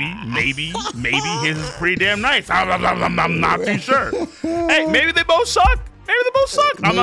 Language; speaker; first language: English; native; English